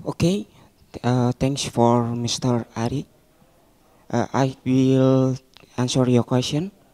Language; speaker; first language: English; non-native, learner; Indonesian